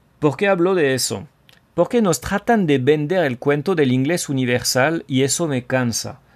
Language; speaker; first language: Spanish; non-native, fluent; French